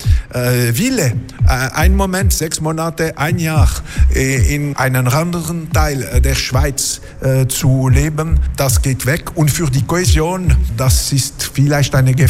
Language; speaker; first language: German; non-native, local second language; French